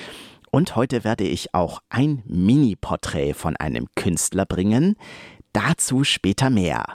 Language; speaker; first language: German; native; German